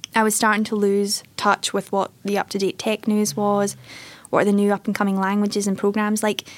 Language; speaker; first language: English; native; English